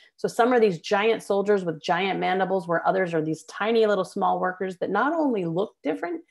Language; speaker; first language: English; native; English